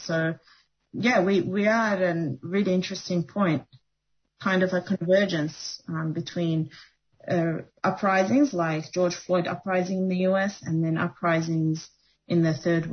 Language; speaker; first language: English; native; English